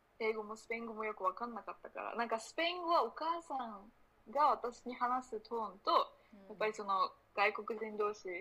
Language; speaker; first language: Japanese; early bilingual, other home language; Spanish